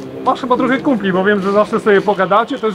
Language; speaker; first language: Polish; native; Polish